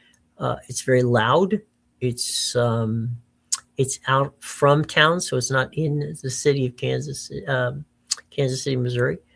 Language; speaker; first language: English; native; English